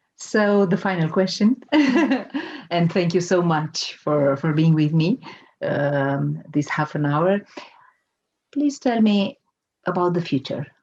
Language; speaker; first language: English; non-native, fluent; Romanian